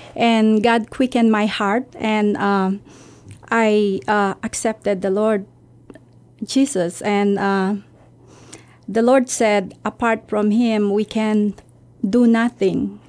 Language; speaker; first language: English; non-native, local second language; Filipino